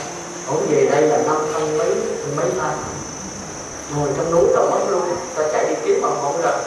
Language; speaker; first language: Vietnamese; native; Vietnamese